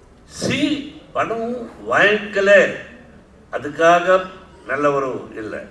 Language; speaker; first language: Tamil; non-native, learner; Telugu